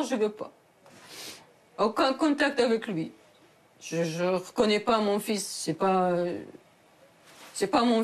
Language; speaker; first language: French; non-native, learner; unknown